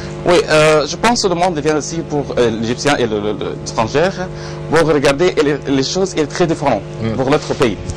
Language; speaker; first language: French; non-native, learner; Arabic